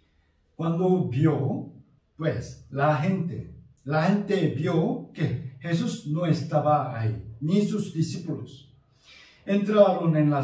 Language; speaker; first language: Spanish; non-native, fluent; Korean